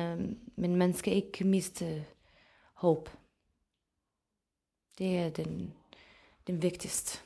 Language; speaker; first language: Danish; non-native, fluent; Arabic